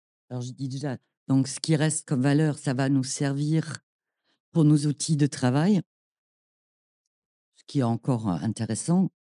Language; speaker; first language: French; non-native, fluent; German